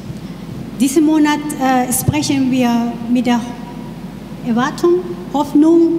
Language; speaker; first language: German; non-native, learner; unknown